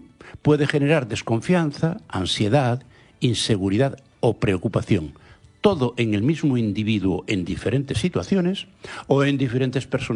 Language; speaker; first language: Spanish; non-native, local second language; Galician